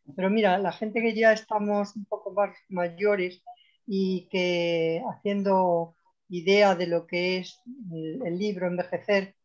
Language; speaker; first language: Spanish; native; Spanish